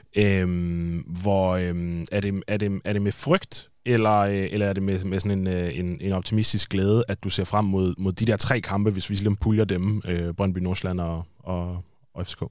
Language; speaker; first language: Danish; native; Danish